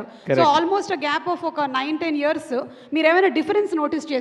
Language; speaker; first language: Telugu; native; Telugu